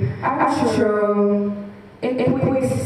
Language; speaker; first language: Igbo; non-native, learner; English